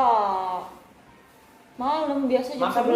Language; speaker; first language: Indonesian; native; Indonesian